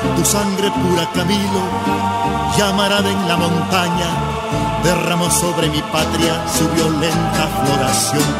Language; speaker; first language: Spanish; native; Spanish